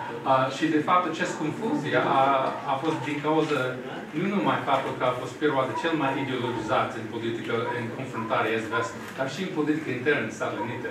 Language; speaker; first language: Romanian; non-native, fluent; English